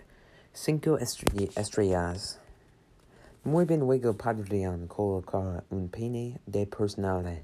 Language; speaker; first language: Spanish; non-native, learner; English